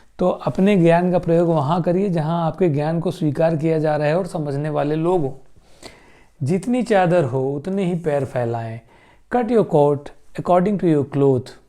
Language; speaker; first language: Hindi; native; Hindi